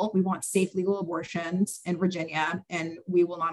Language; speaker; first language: English; native; English